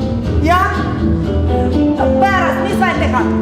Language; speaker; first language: Estonian; non-native, learner; Russian